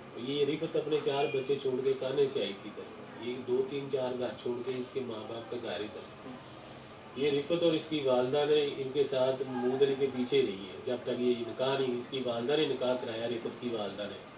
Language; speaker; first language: Urdu; non-native, local second language; Punjabi